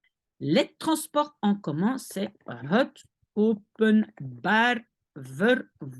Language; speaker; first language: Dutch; non-native, fluent; French